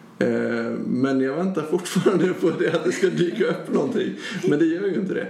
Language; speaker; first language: Swedish; native; Swedish